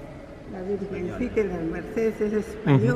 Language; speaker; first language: Spanish; native; Spanish